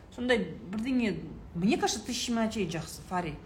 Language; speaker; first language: Russian; non-native, local second language; Kazakh